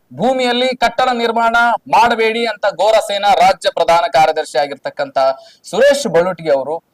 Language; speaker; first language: Kannada; native; Kannada